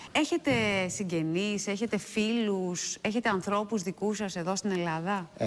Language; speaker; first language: Greek; native; Greek